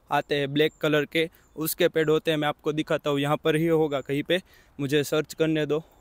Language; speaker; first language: Hindi; non-native, local second language; Gujarati